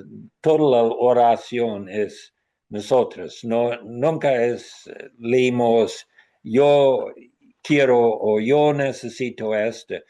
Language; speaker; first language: Spanish; non-native, learner; English